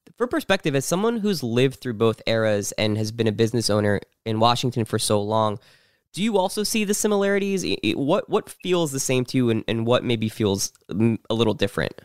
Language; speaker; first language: English; native; English